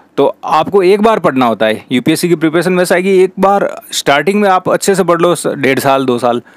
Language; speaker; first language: Hindi; native; Hindi